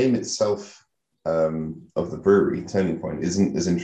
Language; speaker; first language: English; native; English